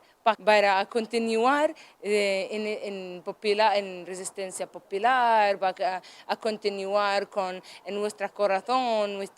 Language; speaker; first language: Spanish; non-native, learner; Arabic